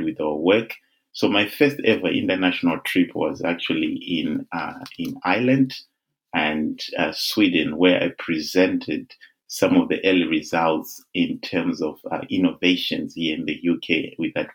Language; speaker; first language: English; non-native, local second language; Shona